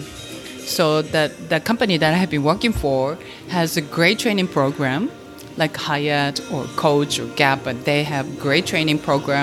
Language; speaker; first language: English; non-native, fluent; Japanese